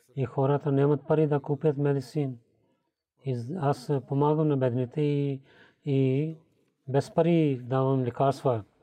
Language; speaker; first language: Bulgarian; non-native, fluent; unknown